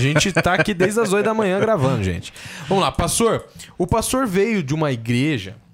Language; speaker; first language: Portuguese; native; Portuguese